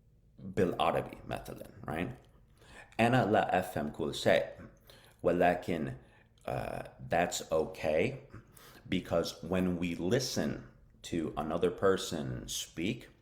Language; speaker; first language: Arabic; non-native, learner; English